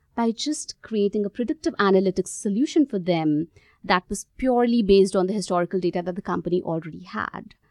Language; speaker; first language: English; non-native, local second language; Hindi